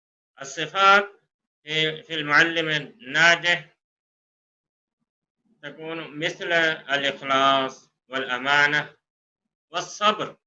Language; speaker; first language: Arabic; non-native, fluent; Urdu